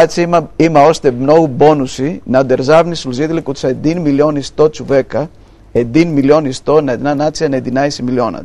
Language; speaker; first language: Bulgarian; non-native, fluent; Greek